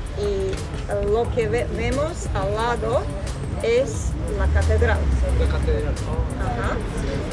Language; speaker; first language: Spanish; non-native, fluent; Serbian